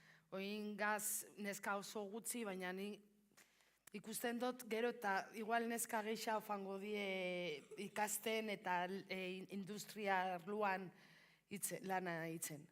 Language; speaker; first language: Basque; non-native, local second language; Spanish